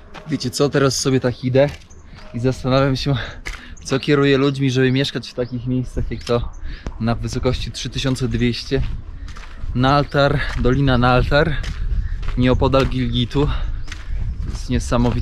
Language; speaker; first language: Polish; native; Polish